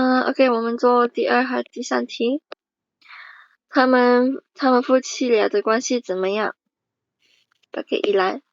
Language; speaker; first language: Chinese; non-native, fluent; Indonesian